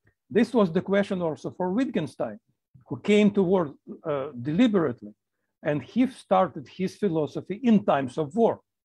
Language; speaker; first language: English; non-native, fluent; Ukrainian